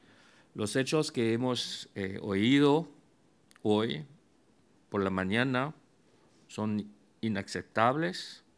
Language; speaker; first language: Spanish; non-native, fluent; French